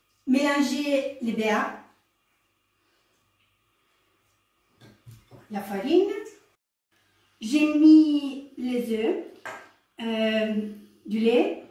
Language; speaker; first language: French; non-native, learner; Italian